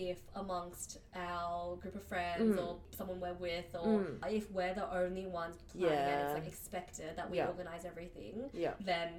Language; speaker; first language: English; non-native, local second language; Cantonese